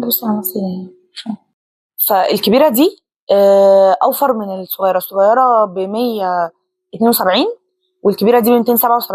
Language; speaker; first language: Arabic; native; Arabic